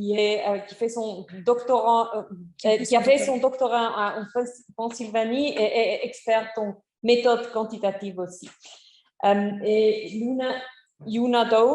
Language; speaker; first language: French; non-native, fluent; German